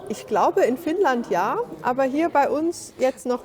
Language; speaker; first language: German; native; German